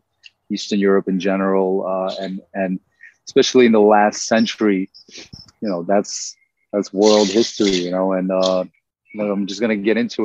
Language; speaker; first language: English; non-native, fluent; Russian